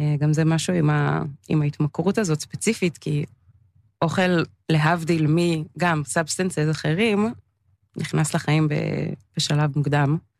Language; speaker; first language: Hebrew; early bilingual, other home language; English